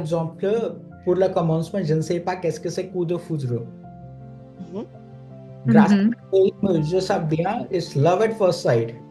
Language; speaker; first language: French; non-native, fluent; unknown